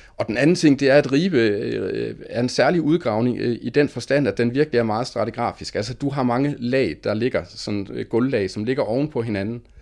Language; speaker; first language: Danish; native; Danish